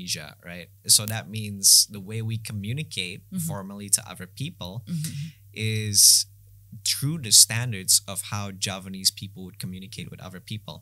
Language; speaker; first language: English; non-native, fluent; Indonesian